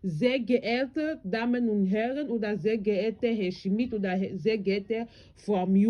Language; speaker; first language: German; non-native, learner; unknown